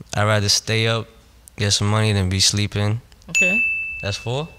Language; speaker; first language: English; native; English